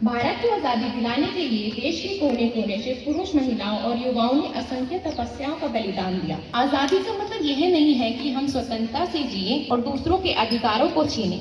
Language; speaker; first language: Hindi; native; Hindi